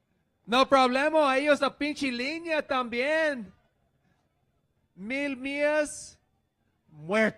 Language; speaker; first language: Spanish; non-native, learner; English